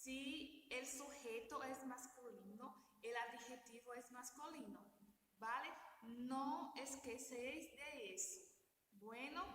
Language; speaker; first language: Spanish; non-native, learner; Portuguese